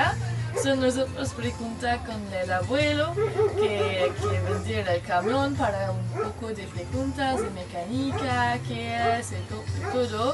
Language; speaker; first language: Spanish; non-native, learner; French